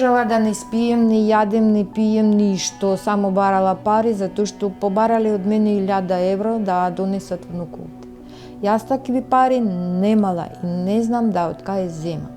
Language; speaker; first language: Macedonian; non-native, learner; Russian